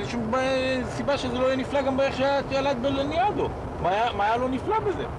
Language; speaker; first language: Hebrew; native; Hebrew